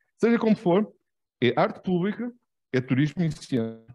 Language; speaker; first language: Portuguese; native; Portuguese